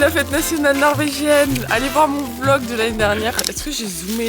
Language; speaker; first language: French; native; French